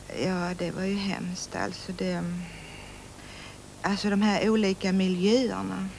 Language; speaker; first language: Swedish; early bilingual, other home language; Finnish